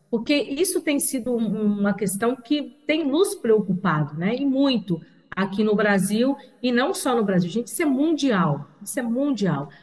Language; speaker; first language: Portuguese; native; Portuguese